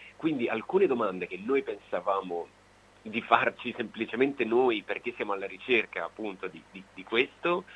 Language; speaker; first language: Italian; native; Italian